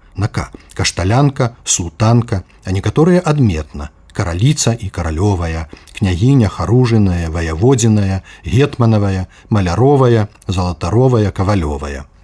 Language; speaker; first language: Belarusian; native; Belarusian